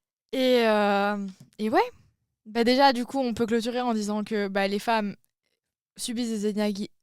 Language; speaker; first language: French; native; French